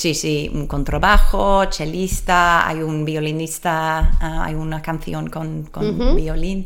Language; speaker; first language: Spanish; non-native, learner; English